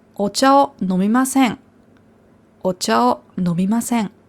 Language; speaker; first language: Japanese; non-native, fluent; German